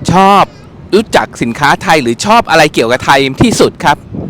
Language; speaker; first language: Thai; native; Thai